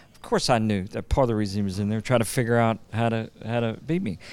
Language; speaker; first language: English; native; English